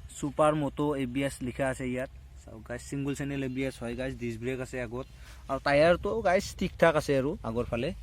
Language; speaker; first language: Assamese; native; Assamese